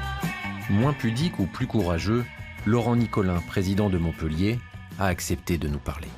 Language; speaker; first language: French; native; French